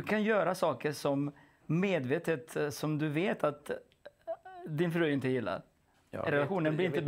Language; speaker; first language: Swedish; non-native, fluent; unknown